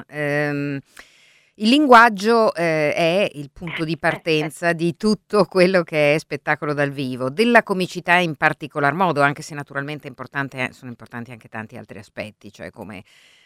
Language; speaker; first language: Italian; native; Italian